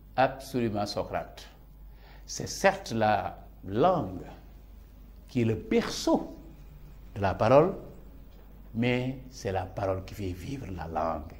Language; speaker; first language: French; non-native, local second language; Serer